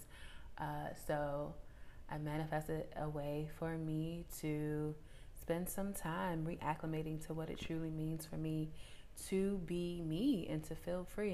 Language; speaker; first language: English; native; English